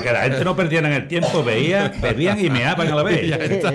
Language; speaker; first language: Spanish; native; Spanish